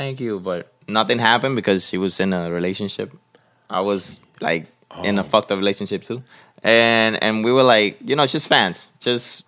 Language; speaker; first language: English; non-native, fluent; Spanish